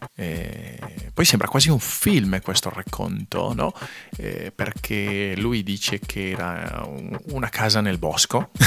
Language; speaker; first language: Italian; non-native, fluent; Spanish